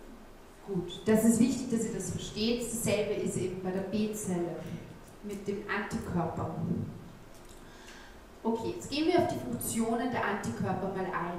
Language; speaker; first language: German; native; German